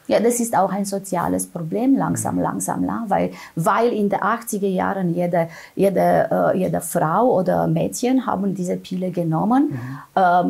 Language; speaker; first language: German; non-native, fluent; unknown